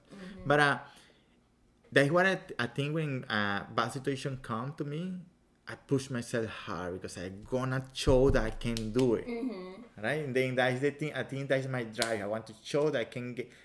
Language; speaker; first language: English; non-native, fluent; Spanish